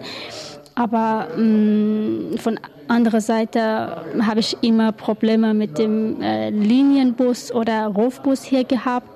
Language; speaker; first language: German; non-native, learner; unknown